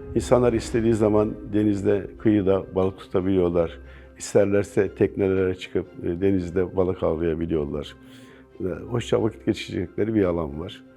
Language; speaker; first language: Turkish; native; Turkish